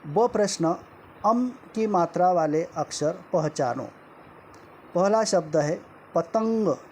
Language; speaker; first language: Hindi; non-native, local second language; Marathi